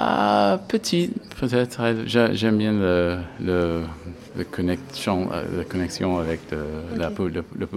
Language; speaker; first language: French; non-native, learner; English